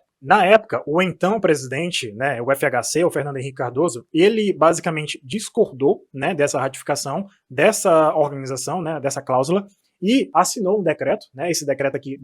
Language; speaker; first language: Portuguese; native; Portuguese